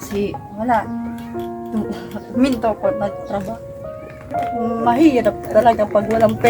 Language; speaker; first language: Filipino; non-native, local second language; Cebuano